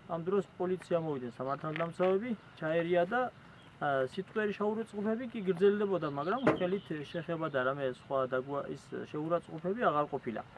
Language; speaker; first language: Georgian; native; Georgian